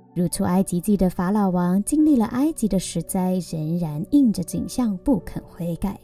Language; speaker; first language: Chinese; native; Chinese